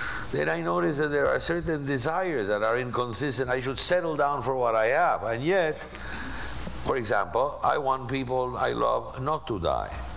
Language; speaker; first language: English; non-native, local second language; Spanish